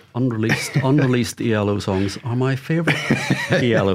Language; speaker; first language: English; native; English